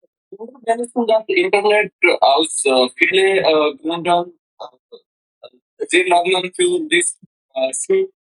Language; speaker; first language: German; non-native, learner; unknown